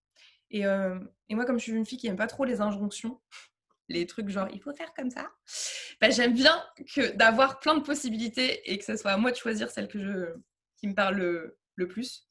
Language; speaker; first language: French; native; French